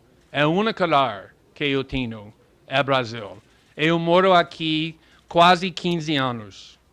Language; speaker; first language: Portuguese; non-native, fluent; English